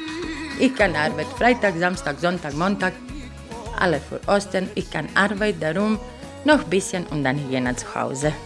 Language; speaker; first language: German; non-native, learner; Bosnian